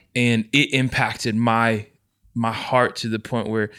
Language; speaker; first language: English; native; English